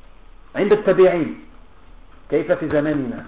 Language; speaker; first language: Arabic; non-native, fluent; French